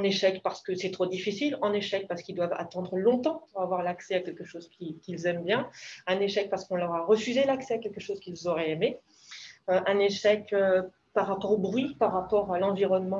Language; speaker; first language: French; native; French